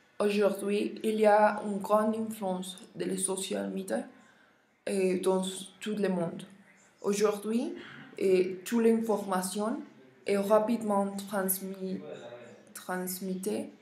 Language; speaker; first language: French; non-native, learner; Spanish